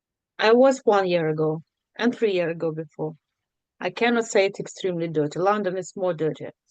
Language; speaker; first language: English; non-native, learner; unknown